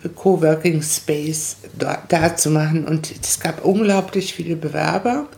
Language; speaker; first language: German; non-native, fluent; Spanish